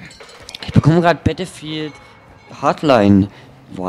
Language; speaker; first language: German; native; German